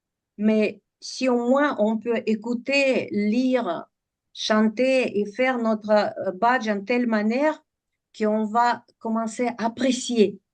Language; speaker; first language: French; non-native, fluent; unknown